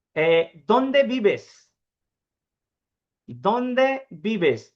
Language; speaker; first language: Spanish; non-native, fluent; Urdu